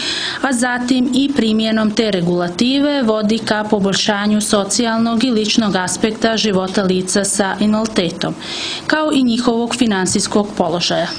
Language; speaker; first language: Croatian; native; Croatian